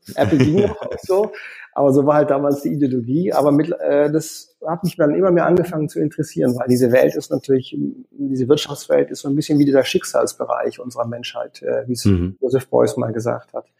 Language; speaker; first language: German; native; German